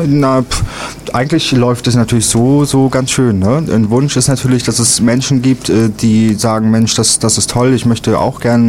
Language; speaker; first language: German; native; German